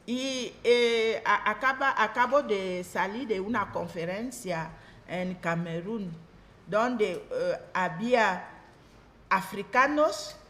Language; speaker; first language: Spanish; non-native, fluent; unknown